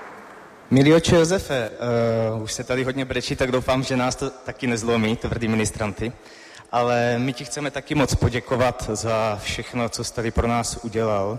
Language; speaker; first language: Czech; native; Czech